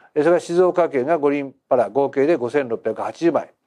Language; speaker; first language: Japanese; native; Japanese